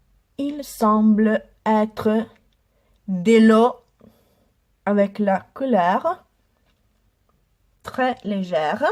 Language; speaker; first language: French; non-native, learner; Italian